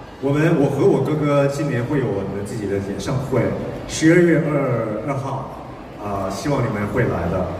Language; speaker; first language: Chinese; non-native, learner; Thai